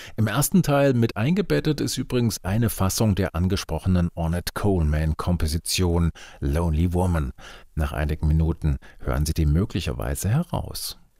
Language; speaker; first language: German; native; German